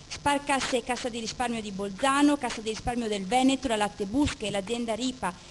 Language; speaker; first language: Italian; native; Italian